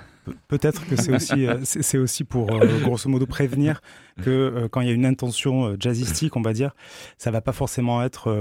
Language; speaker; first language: French; native; French